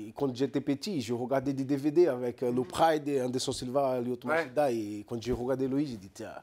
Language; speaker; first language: French; non-native, learner; Portuguese